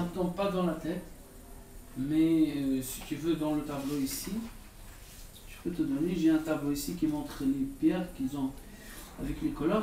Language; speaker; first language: French; non-native, local second language; Arabic